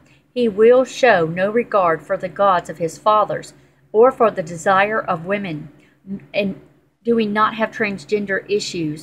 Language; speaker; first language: English; native; English